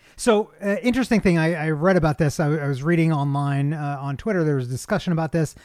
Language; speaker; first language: English; native; English